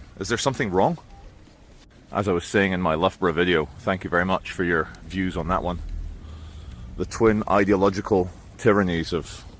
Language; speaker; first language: English; native; English